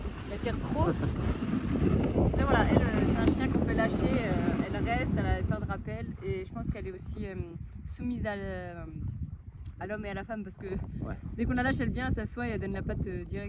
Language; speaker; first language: French; native; French